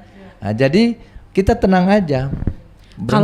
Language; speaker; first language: Indonesian; native; Indonesian